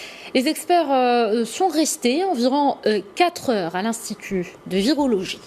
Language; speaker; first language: French; non-native, local second language; Arabic